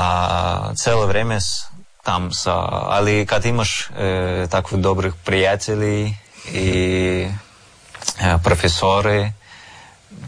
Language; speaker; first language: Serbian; non-native, learner; Russian